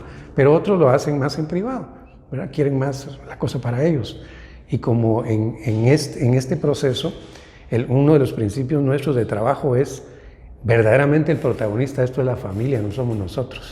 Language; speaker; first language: Spanish; native; Spanish